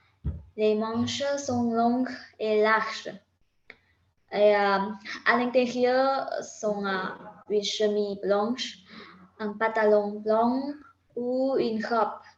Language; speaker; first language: French; non-native, learner; Vietnamese